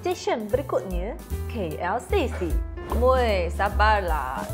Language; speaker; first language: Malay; non-native, fluent; Chinese